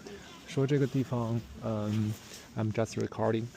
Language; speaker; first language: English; non-native, learner; Chinese